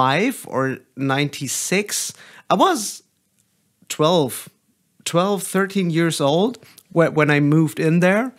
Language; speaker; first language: English; non-native, fluent; German